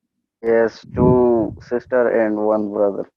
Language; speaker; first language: English; non-native, learner; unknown